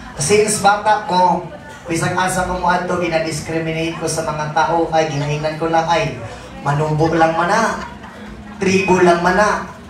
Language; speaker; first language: Cebuano; non-native, local second language; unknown